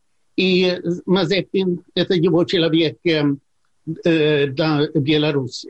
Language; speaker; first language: Russian; non-native, fluent; Swedish